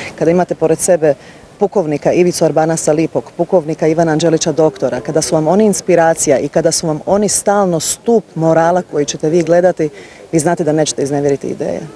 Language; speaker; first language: Croatian; early bilingual, heritage; Croatian